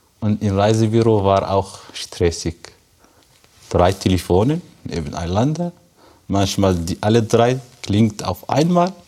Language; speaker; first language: German; non-native, learner; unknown